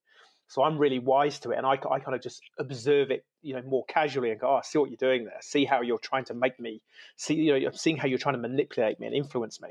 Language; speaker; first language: English; native; English